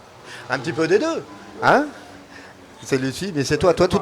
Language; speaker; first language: French; native; French